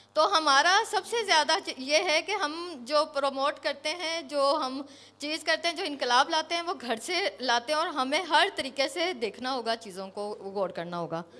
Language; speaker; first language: Urdu; non-native, local second language; Saraiki